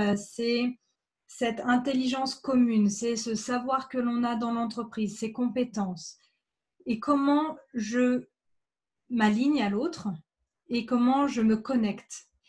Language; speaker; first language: French; native; French